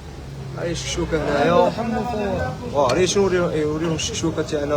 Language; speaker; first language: Arabic; native; Arabic